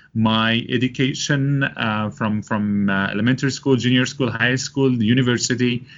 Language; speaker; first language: English; non-native, fluent; Arabic